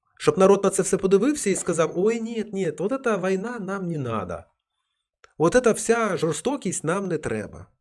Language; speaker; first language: Ukrainian; non-native, local second language; Russian